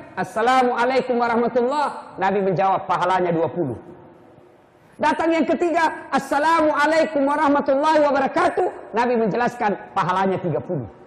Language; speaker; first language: Indonesian; non-native, local second language; Buginese